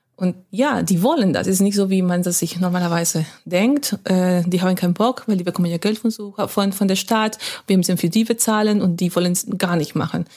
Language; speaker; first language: German; non-native, fluent; Spanish